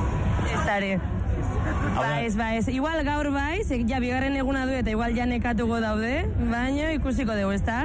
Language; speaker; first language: Basque; native; Basque